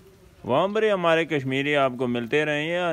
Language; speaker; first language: Hindi; non-native, local second language; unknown